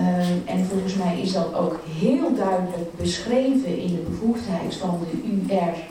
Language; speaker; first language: Dutch; native; Dutch